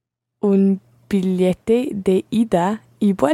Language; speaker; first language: Spanish; non-native, learner; English